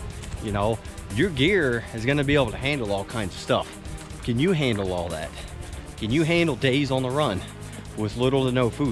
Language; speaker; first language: English; native; English